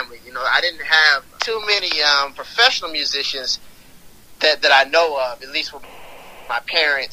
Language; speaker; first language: English; native; English